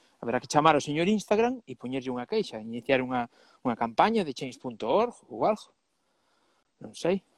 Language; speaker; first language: Galician; non-native, local second language; Spanish